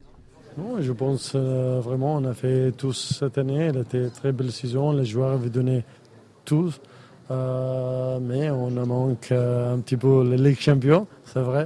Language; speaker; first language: French; non-native, learner; Arabic